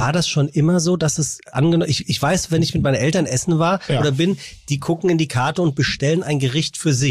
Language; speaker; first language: German; native; German